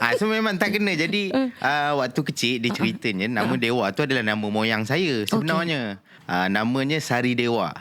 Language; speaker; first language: Malay; native; Malay